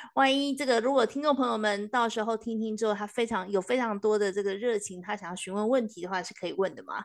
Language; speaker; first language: Chinese; native; Chinese